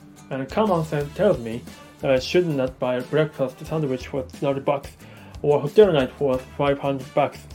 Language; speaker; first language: English; non-native, learner; Japanese